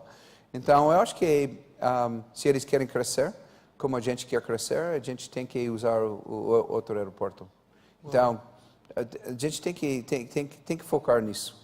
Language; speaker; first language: Portuguese; non-native, fluent; English